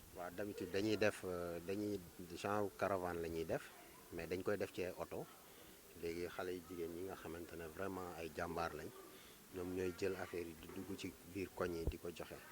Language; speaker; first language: Wolof; native; Wolof